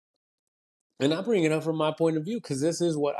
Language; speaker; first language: English; early bilingual, other home language; Spanish